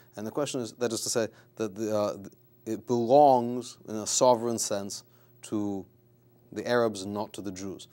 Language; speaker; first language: English; native; English